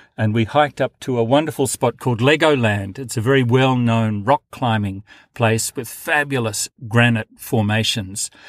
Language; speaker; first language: English; native; English